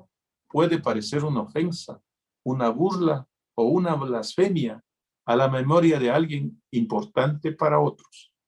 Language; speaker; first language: Spanish; native; Spanish